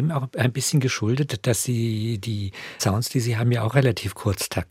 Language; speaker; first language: German; native; German